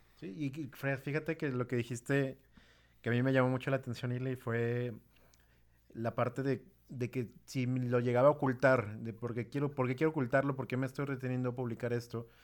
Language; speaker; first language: Spanish; native; Spanish